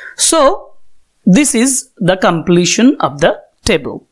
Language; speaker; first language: English; non-native, local second language; Bangla